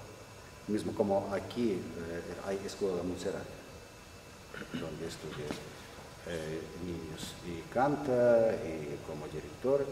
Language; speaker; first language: Spanish; non-native, learner; Russian